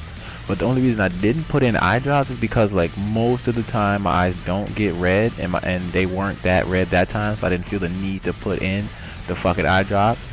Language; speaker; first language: English; native; English